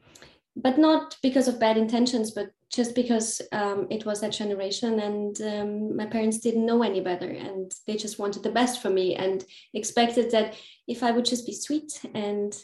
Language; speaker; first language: English; non-native, fluent; German